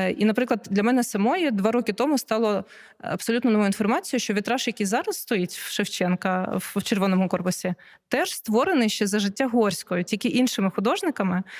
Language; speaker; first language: Ukrainian; non-native, local second language; Russian